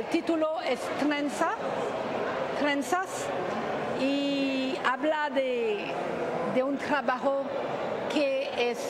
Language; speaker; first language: Spanish; non-native, learner; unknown